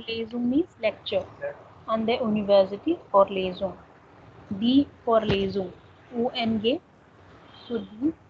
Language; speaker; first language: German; non-native, fluent; Hindi